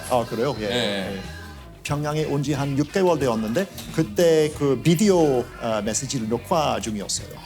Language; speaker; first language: Korean; non-native, fluent; English